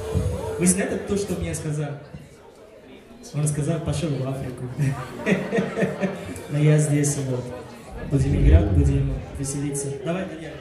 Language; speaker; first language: Russian; non-native, fluent; French